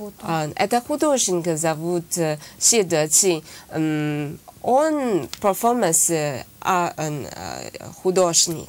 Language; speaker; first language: Russian; non-native, learner; Chinese